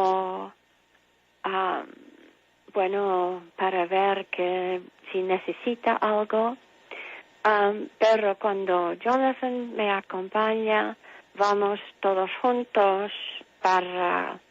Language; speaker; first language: Spanish; non-native, fluent; English